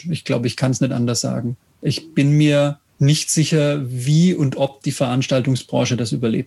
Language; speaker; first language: German; native; German